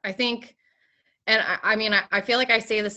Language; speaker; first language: English; native; English